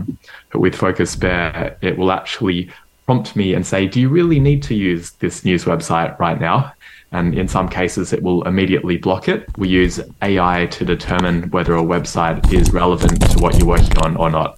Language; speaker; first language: English; native; English